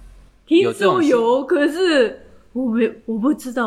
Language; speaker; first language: Chinese; non-native, learner; Japanese